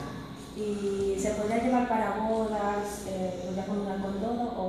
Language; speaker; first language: Spanish; non-native, learner; Galician